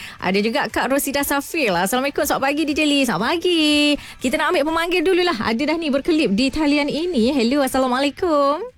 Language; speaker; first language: Malay; native; Malay